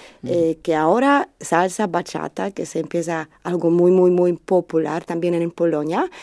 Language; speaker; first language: Spanish; non-native, learner; Polish